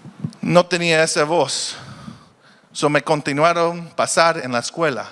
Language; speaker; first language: Spanish; early bilingual, heritage; Spanish